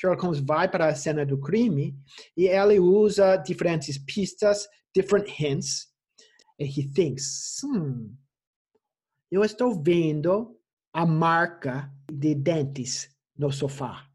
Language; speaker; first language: Portuguese; non-native, fluent; English